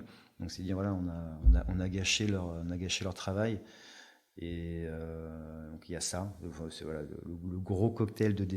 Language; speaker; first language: French; native; French